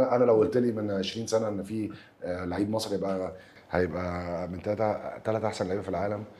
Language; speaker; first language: Arabic; native; Arabic